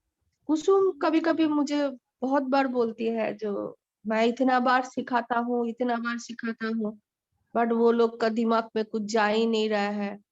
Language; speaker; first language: Hindi; non-native, local second language; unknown